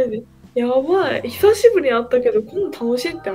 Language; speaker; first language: Japanese; native; Japanese